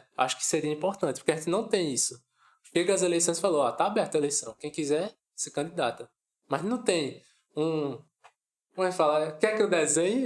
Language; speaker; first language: Portuguese; native; Portuguese